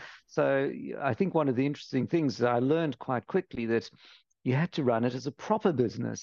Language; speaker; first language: English; native; English